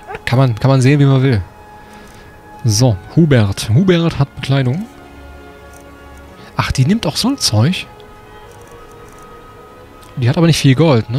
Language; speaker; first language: German; native; German